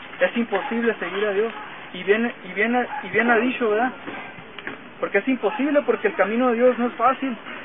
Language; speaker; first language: Spanish; early bilingual, heritage; Spanish